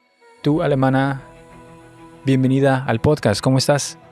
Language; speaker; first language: Spanish; native; Spanish